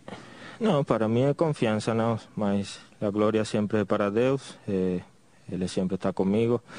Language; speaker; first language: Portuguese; non-native, fluent; Spanish